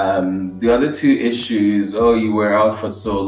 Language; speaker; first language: English; non-native, local second language; Igbo